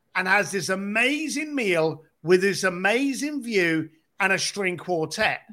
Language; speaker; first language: English; native; English